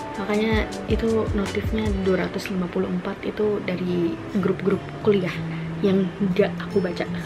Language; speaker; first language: Indonesian; early bilingual, heritage; Indonesian